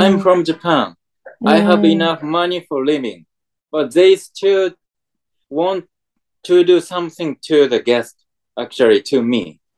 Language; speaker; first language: English; non-native, fluent; Japanese